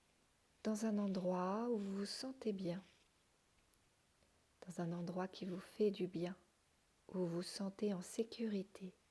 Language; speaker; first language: French; native; French